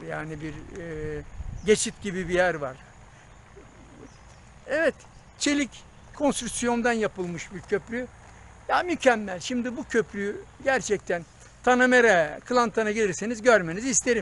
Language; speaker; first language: Turkish; native; Turkish